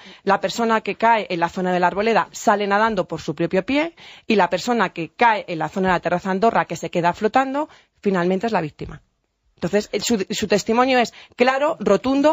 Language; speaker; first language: Spanish; native; Spanish